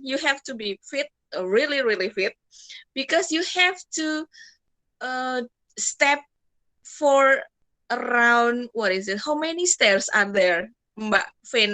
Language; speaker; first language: English; non-native, fluent; Indonesian